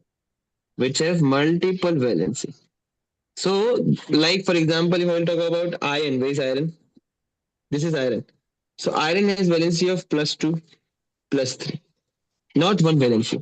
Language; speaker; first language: English; non-native, local second language; Hindi